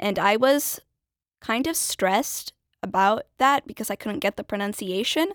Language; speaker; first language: English; early bilingual, other home language; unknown